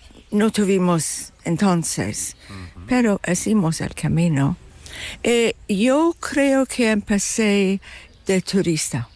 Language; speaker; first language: Spanish; non-native, fluent; English